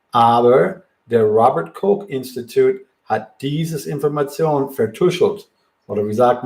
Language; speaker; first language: German; non-native, fluent; English